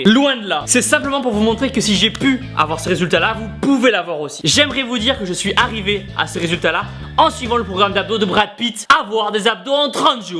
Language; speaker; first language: French; native; French